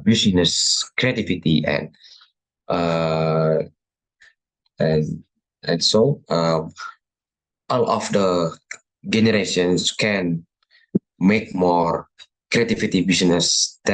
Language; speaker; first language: English; non-native, learner; Indonesian